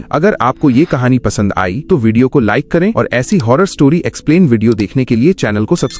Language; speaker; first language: Hindi; native; Hindi